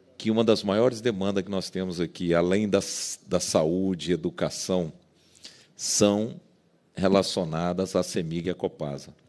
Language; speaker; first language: Portuguese; native; Portuguese